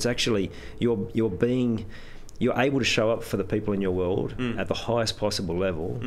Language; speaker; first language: English; native; English